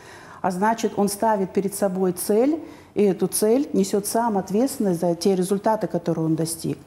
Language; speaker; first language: Russian; native; Russian